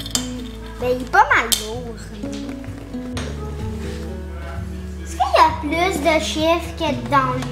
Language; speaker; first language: French; native; French